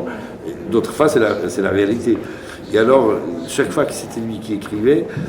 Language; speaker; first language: French; non-native, fluent; Portuguese